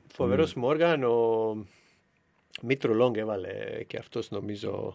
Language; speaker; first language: Greek; native; Greek